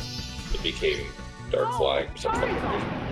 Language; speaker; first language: English; native; English